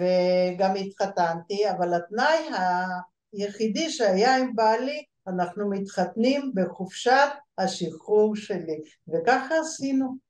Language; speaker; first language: Hebrew; early bilingual, other home language; Bulgarian